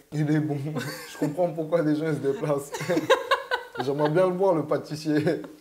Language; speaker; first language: French; native; French